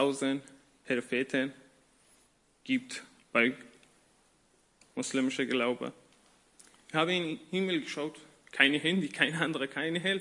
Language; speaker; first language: German; non-native, learner; Persian